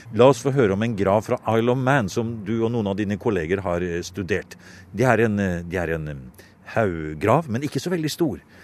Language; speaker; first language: Norwegian; native; Norwegian